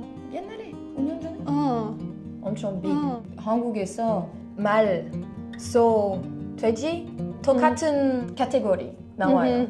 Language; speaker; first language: Korean; non-native, learner; French